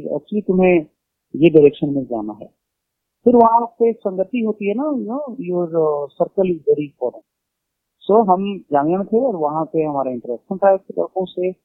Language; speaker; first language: Hindi; native; Hindi